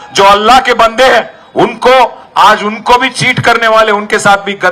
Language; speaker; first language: Hindi; non-native, local second language; Telugu